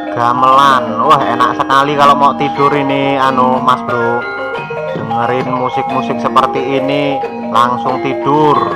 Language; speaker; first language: Indonesian; native; Indonesian